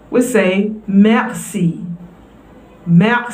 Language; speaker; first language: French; non-native, fluent; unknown